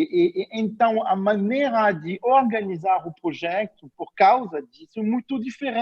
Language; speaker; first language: Portuguese; non-native, fluent; French